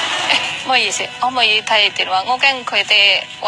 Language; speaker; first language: Cantonese; non-native, fluent; Indonesian